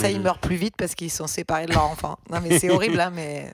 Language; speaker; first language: French; native; French